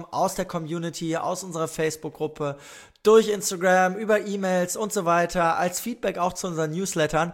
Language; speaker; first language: German; native; German